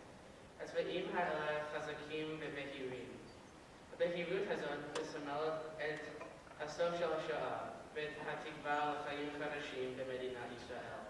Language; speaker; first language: Hebrew; non-native, learner; English